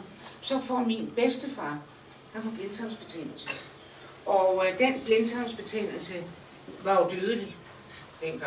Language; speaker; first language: Danish; native; Danish